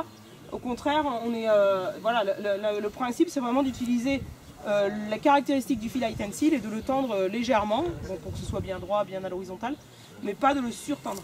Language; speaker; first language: French; native; French